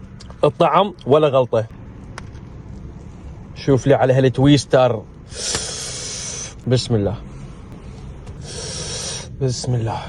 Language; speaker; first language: Arabic; native; Arabic